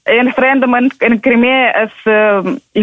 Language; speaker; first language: Spanish; non-native, fluent; Ukrainian